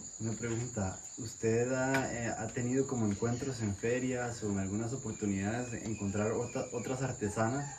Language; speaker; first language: Spanish; native; Spanish